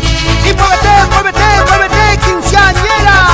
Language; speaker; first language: Spanish; native; Spanish